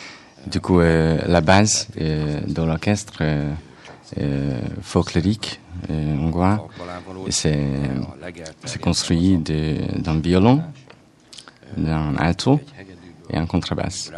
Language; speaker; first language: French; non-native, fluent; Hungarian